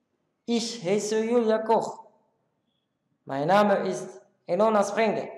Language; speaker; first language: German; non-native, learner; Arabic